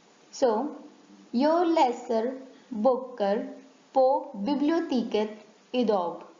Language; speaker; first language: Swedish; non-native, learner; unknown